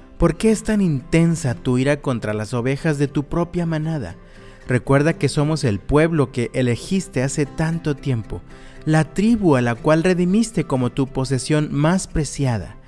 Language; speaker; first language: Spanish; native; Spanish